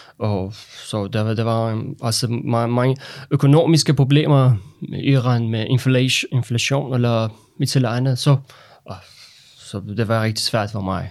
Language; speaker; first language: Danish; non-native, learner; Persian